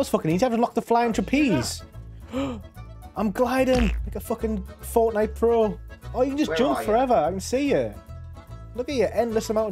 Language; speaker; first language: English; native; English